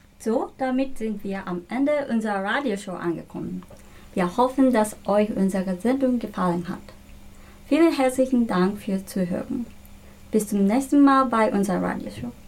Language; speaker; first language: German; non-native, fluent; Japanese